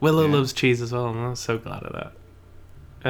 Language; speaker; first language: English; native; English